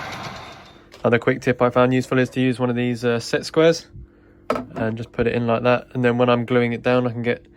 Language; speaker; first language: English; native; English